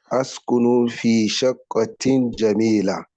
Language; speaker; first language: Arabic; non-native, learner; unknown